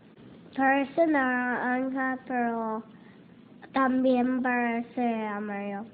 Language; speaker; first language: Spanish; early bilingual, heritage; Spanish